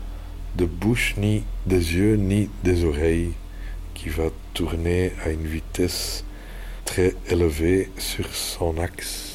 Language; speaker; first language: French; non-native, local second language; Dutch